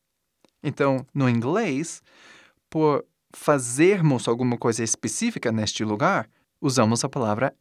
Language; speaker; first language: Portuguese; non-native, fluent; English